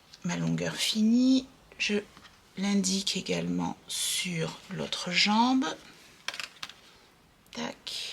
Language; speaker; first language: French; native; French